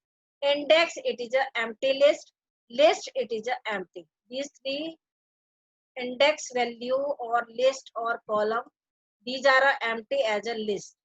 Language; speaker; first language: English; non-native, local second language; Hindi